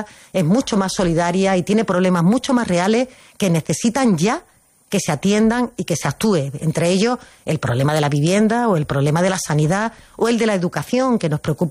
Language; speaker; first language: Spanish; native; Spanish